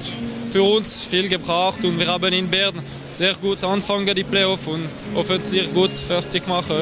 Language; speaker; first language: German; non-native, learner; French